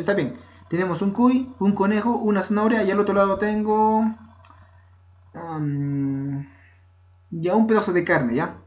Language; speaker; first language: Spanish; native; Spanish